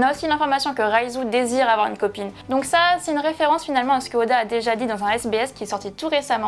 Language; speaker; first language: French; native; French